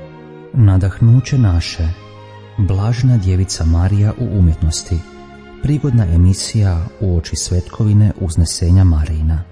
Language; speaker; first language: Croatian; native; Croatian